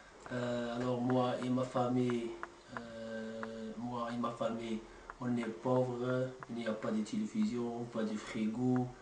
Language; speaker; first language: French; non-native, learner; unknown